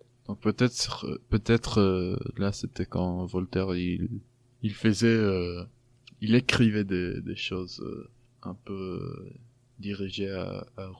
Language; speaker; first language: French; non-native, fluent; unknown